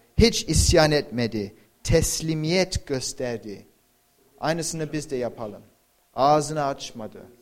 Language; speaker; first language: Turkish; non-native, fluent; English